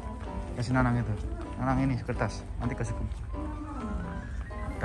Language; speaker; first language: Indonesian; native; Indonesian